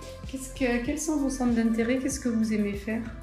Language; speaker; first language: French; native; French